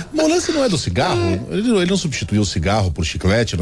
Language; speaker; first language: Portuguese; native; Portuguese